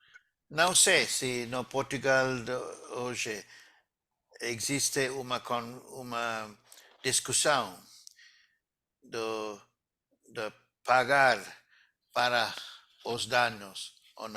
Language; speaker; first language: Portuguese; non-native, fluent; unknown